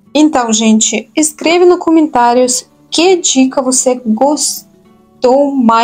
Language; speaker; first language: Portuguese; non-native, fluent; Russian